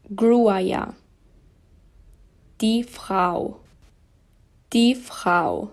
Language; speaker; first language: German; non-native, fluent; Albanian